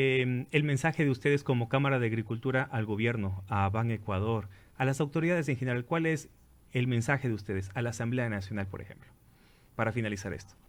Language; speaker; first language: Spanish; native; Spanish